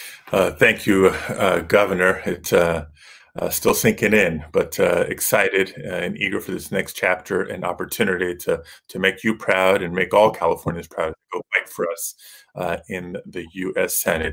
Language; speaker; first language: English; early bilingual, other home language; Spanish